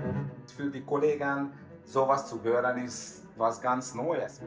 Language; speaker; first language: German; non-native, fluent; Hungarian